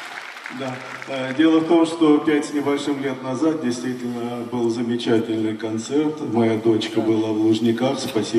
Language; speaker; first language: Russian; native; Russian